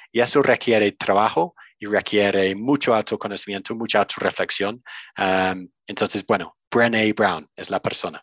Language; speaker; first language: Spanish; non-native, fluent; English